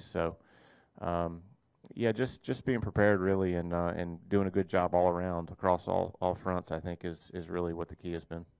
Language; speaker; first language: English; native; English